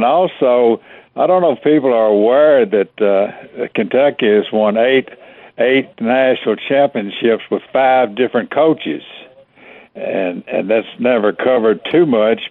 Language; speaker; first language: English; native; English